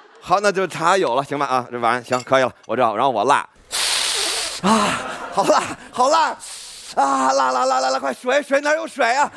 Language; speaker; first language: Chinese; native; Chinese